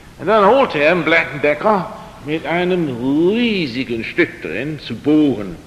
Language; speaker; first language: German; non-native, fluent; English